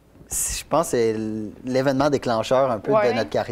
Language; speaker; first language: French; native; French